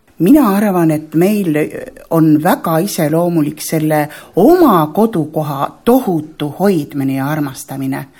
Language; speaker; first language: Estonian; native; Estonian